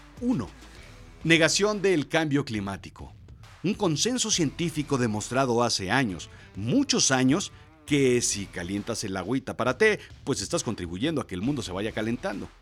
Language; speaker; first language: Spanish; native; Spanish